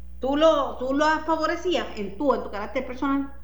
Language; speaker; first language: Spanish; native; Spanish